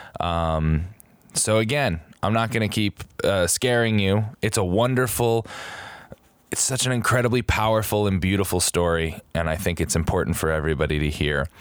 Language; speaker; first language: English; native; English